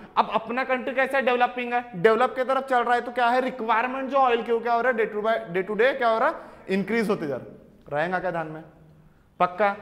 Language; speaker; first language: Hindi; native; Hindi